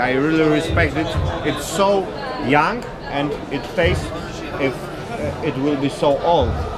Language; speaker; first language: English; non-native, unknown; Polish